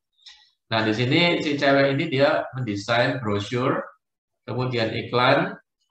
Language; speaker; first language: Indonesian; native; Indonesian